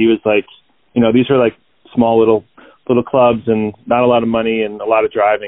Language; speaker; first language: English; native; English